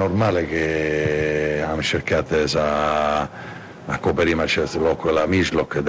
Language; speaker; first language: Romanian; non-native, fluent; Italian